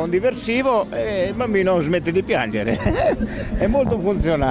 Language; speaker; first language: Italian; native; Italian